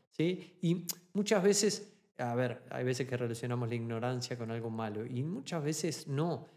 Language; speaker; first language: Spanish; native; Spanish